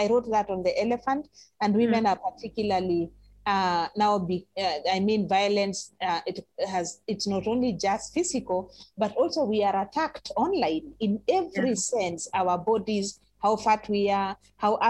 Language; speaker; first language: English; non-native, local second language; Masai